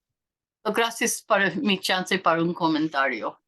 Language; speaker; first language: Spanish; non-native, learner; English